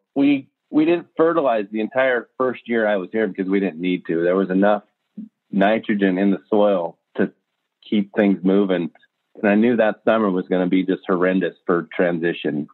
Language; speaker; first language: English; native; English